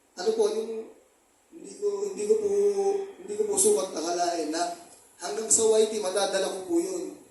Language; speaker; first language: Filipino; native; Filipino